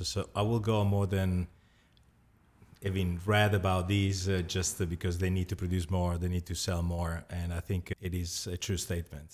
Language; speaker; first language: English; non-native, fluent; Italian